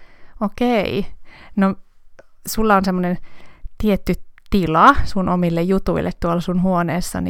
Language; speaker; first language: Finnish; native; Finnish